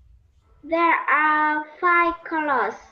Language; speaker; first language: English; non-native, learner; Vietnamese